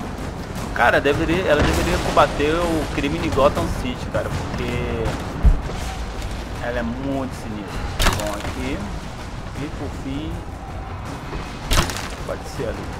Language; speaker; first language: Portuguese; native; Portuguese